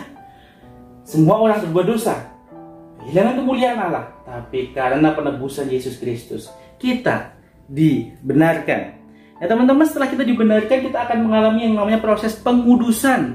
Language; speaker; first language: Indonesian; native; Indonesian